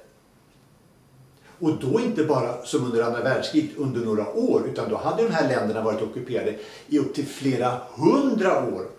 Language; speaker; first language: Swedish; native; Swedish